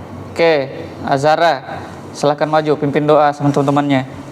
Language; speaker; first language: Indonesian; native; Indonesian